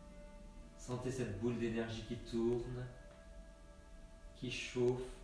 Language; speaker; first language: French; native; French